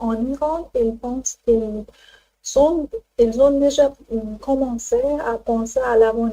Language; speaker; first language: French; non-native, learner; Persian